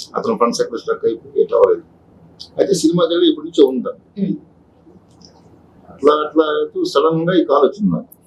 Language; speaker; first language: Telugu; native; Telugu